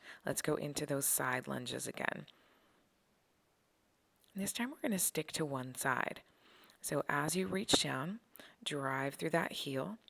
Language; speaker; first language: English; native; English